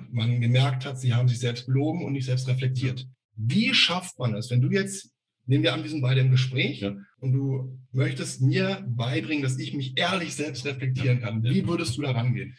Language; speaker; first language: German; native; German